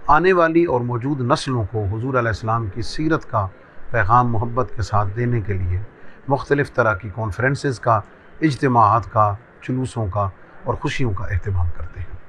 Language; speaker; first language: Urdu; non-native, local second language; Punjabi